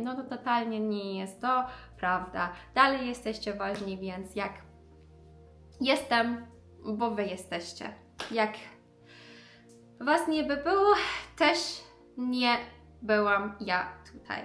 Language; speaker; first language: Polish; non-native, learner; Persian